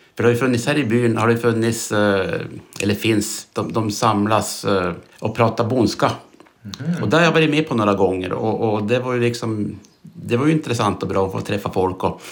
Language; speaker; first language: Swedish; native; Swedish